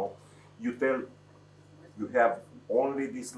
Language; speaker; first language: English; non-native, learner; Romanian